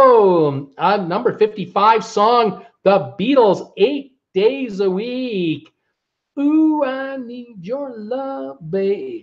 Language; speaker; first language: English; native; English